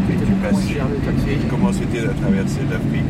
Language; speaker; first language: French; native; French